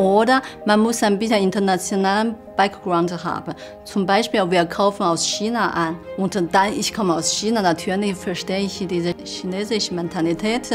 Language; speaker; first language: German; non-native, fluent; Chinese